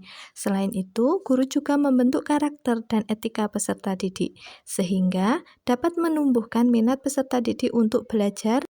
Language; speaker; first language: Indonesian; native; Indonesian